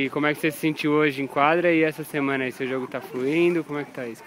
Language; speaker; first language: Portuguese; native; Portuguese